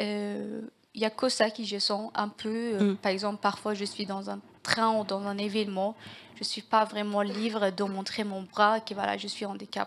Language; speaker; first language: French; non-native, learner; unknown